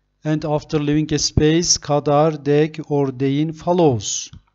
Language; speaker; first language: English; non-native, fluent; Turkish